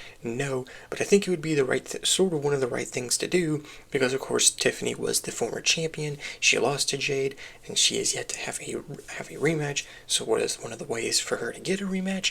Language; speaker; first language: English; native; English